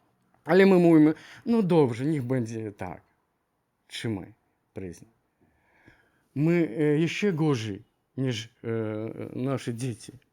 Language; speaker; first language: Ukrainian; non-native, learner; Russian